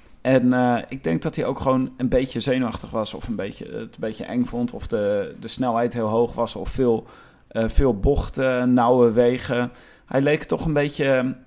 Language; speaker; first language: Dutch; native; Dutch